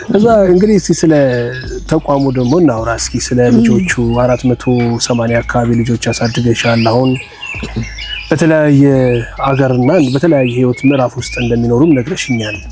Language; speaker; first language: Amharic; native; Amharic